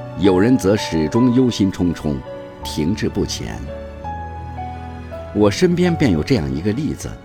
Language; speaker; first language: Chinese; native; Chinese